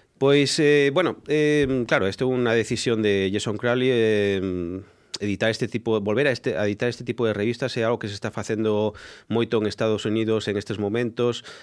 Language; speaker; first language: Galician; non-native, local second language; Spanish